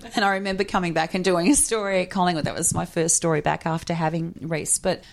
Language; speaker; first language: English; native; English